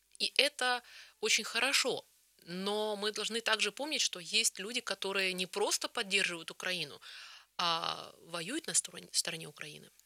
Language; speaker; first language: Russian; early bilingual, heritage; Russian